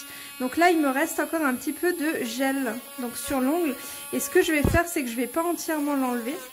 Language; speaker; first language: French; native; French